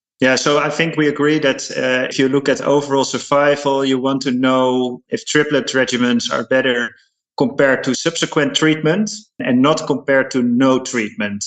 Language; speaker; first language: English; non-native, fluent; Dutch